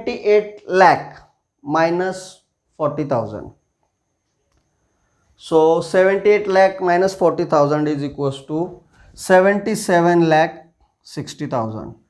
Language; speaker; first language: English; non-native, local second language; Marathi